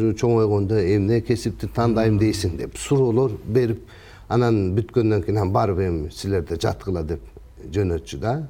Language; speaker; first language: Kyrgyz; early bilingual, heritage; Kyrgyz